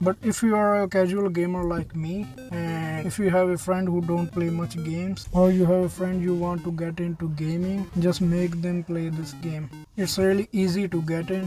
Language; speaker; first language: English; non-native, fluent; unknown